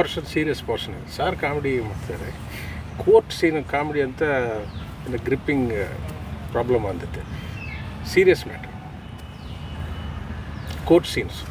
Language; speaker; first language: Kannada; non-native, learner; Telugu